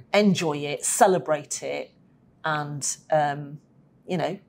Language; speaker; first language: English; native; English